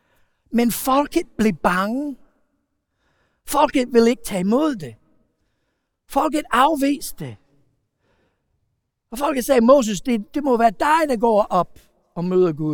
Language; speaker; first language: Danish; non-native, fluent; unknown